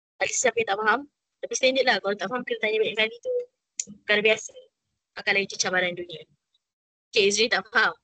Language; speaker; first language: Malay; native; Malay